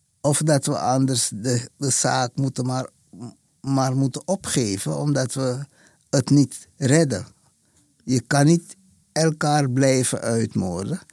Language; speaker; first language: Dutch; native; Dutch